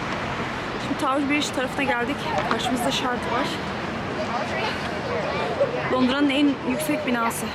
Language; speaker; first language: Turkish; native; Turkish